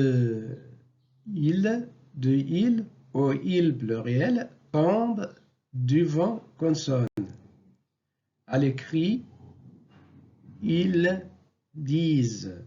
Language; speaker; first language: French; non-native, local second language; Arabic